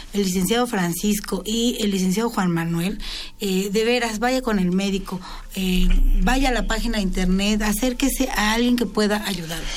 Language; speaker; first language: Spanish; native; Spanish